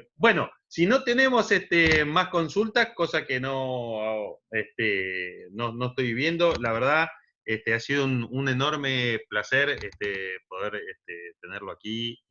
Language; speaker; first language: Spanish; native; Spanish